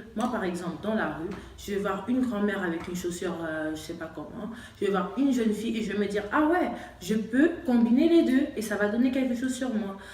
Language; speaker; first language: French; native; French